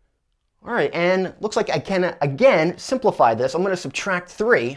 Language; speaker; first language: English; native; English